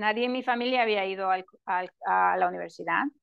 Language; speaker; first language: Spanish; non-native, local second language; English